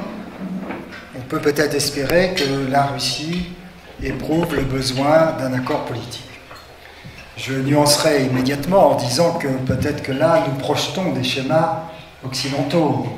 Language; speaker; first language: French; native; French